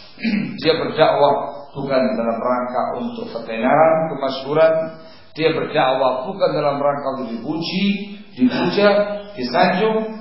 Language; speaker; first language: Indonesian; native; Indonesian